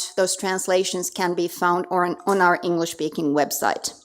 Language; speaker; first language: English; non-native, fluent; Finnish